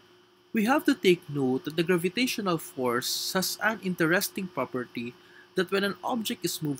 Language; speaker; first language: English; non-native, local second language; Filipino